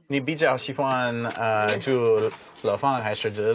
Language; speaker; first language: Chinese; non-native, fluent; English